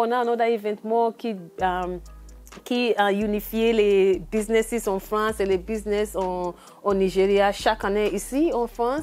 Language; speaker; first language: French; non-native, learner; English